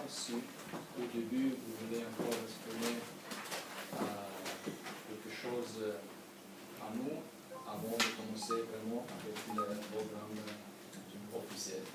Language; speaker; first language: French; non-native, learner; Italian